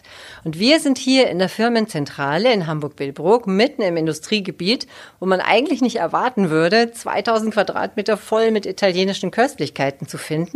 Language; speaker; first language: German; native; German